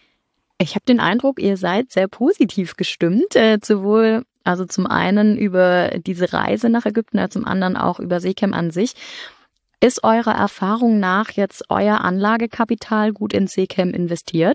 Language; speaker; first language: German; native; German